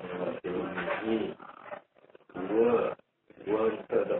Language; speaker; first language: Arabic; non-native, learner; Indonesian